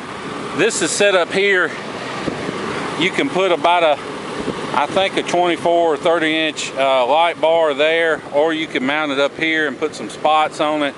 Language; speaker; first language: English; native; English